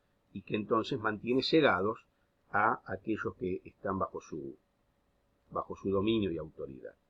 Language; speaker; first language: Spanish; native; Spanish